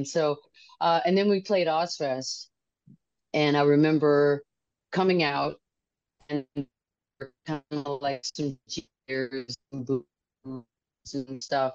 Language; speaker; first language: English; native; English